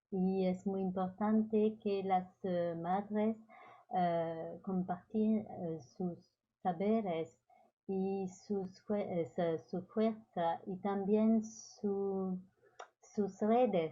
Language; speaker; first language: Spanish; non-native, learner; French